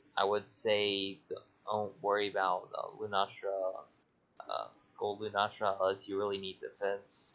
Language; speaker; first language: English; native; English